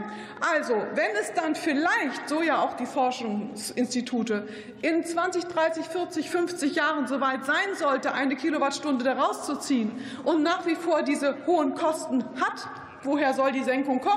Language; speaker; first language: German; native; German